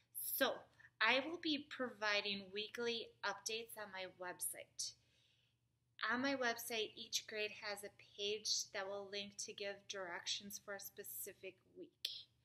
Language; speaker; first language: English; native; English